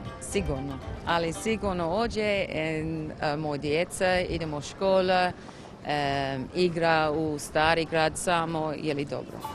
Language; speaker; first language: Croatian; non-native, learner; English